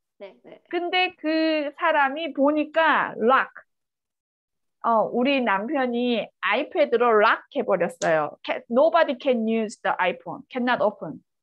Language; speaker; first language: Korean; native; Korean